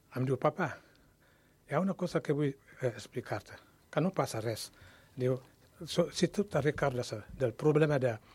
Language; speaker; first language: Catalan; non-native, fluent; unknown